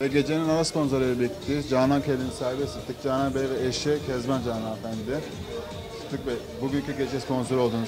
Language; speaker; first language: Turkish; native; Turkish